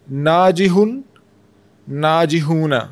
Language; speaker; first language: Arabic; non-native, learner; Urdu